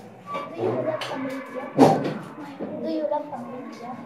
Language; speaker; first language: English; non-native, learner; Arabic